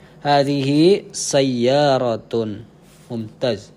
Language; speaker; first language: Arabic; non-native, fluent; Indonesian